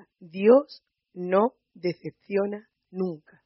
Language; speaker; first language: Spanish; native; Spanish